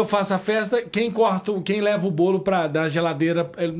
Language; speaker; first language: Portuguese; native; Portuguese